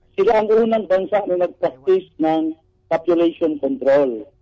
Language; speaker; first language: Filipino; non-native, local second language; Masbatenyo